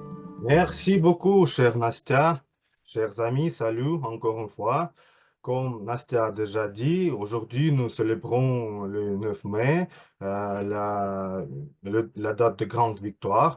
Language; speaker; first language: French; non-native, fluent; Russian